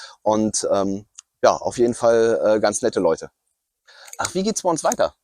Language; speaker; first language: German; native; German